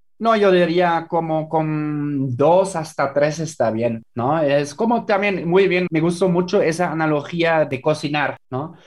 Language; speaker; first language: Spanish; non-native, fluent; German